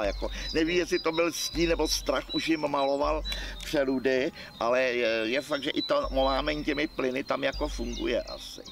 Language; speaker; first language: Czech; native; Czech